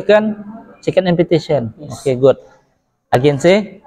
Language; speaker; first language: English; non-native, local second language; Indonesian